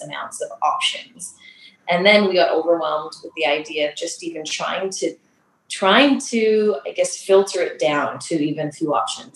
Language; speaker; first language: English; native; English